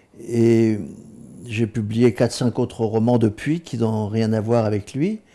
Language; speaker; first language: French; native; French